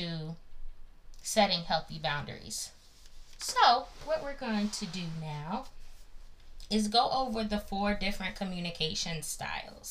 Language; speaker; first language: English; native; English